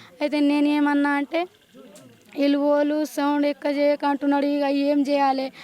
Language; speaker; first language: Telugu; non-native, local second language; Lambadi